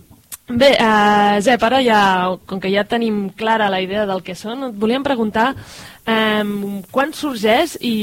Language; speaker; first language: Catalan; native; Catalan